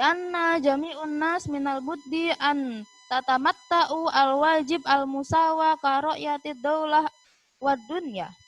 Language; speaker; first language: Arabic; non-native, learner; Indonesian